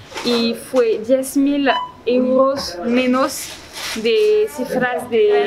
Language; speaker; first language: Spanish; non-native, fluent; French